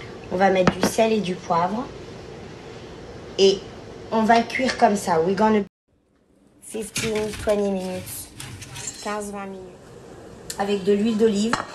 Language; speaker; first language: French; native; French